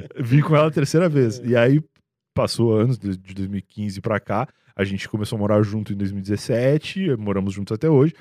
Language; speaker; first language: Portuguese; native; Portuguese